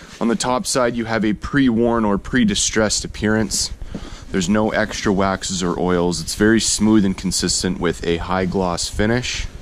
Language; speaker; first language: English; native; English